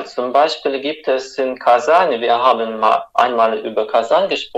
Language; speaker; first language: German; non-native, fluent; Russian